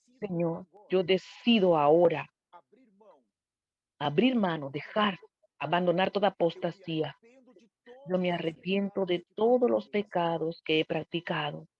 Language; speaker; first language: Spanish; non-native, fluent; Portuguese